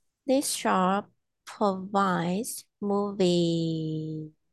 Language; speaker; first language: English; non-native, learner; Chinese